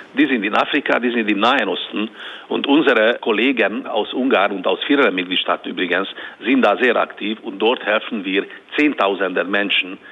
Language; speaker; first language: German; non-native, fluent; Hungarian